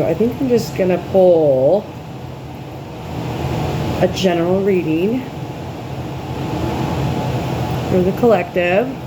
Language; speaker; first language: English; native; English